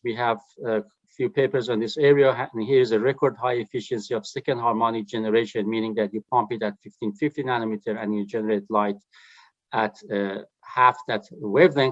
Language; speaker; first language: English; non-native, fluent; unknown